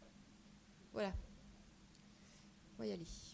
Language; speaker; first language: French; native; French